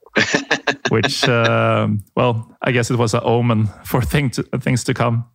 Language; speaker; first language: English; non-native, fluent; Norwegian